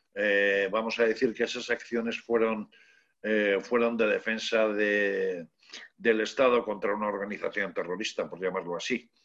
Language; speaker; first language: Spanish; native; Spanish